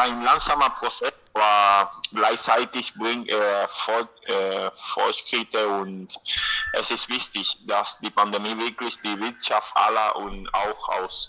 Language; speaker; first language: German; non-native, learner; Spanish